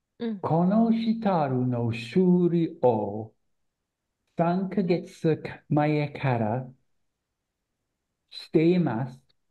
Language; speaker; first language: Japanese; non-native, learner; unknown